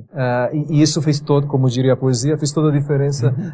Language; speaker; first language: Portuguese; non-native, fluent; Italian